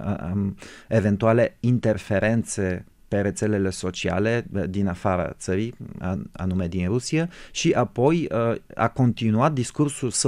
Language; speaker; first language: Romanian; non-native, fluent; Bulgarian